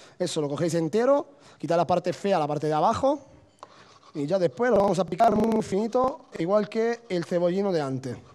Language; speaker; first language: Spanish; non-native, fluent; Italian